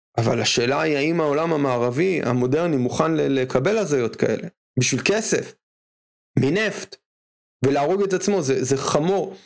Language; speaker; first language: Hebrew; native; Hebrew